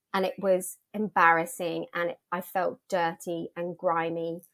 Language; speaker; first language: English; native; English